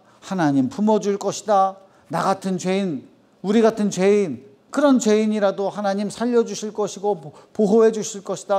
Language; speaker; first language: Korean; native; Korean